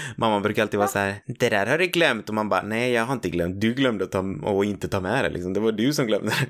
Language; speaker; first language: Swedish; early bilingual, other home language; Spanish